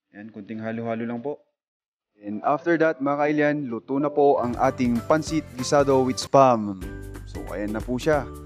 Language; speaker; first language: Filipino; non-native, local second language; Iloko